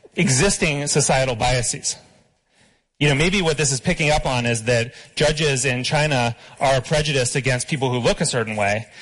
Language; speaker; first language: English; native; English